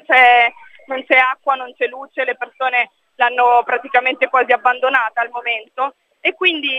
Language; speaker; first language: Italian; native; Italian